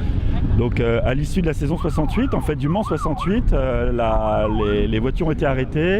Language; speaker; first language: French; native; French